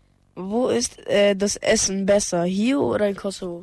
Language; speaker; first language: German; early bilingual, other home language; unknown